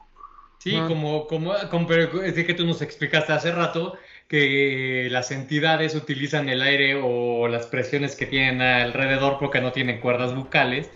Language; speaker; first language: Spanish; native; Spanish